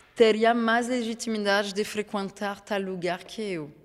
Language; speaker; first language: Portuguese; non-native, fluent; French